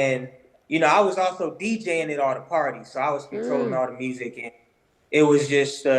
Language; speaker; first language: English; native; English